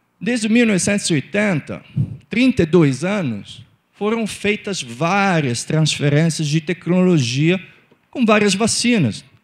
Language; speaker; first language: Portuguese; non-native, fluent; Italian